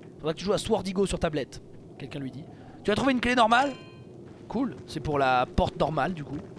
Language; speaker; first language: French; native; French